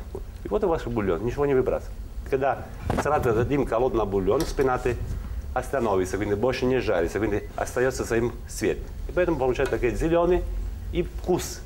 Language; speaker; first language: Russian; non-native, learner; Italian